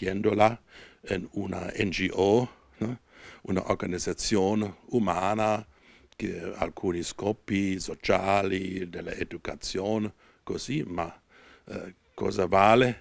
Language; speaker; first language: Italian; non-native, fluent; German